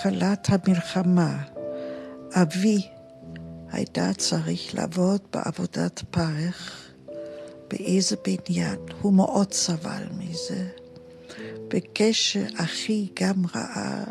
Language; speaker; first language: Hebrew; non-native, fluent; German